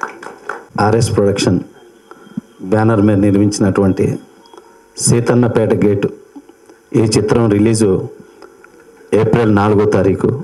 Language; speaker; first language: Telugu; native; Telugu